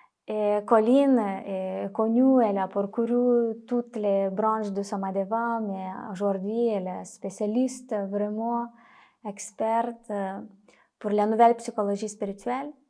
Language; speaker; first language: French; non-native, fluent; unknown